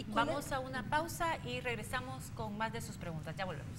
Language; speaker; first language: Spanish; native; Spanish